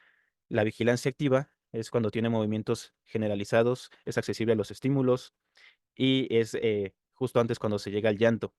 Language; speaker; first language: Spanish; native; Spanish